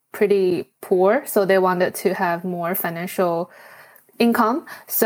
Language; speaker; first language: English; non-native, fluent; Chinese